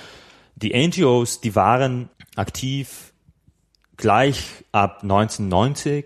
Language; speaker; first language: German; non-native, fluent; Slovak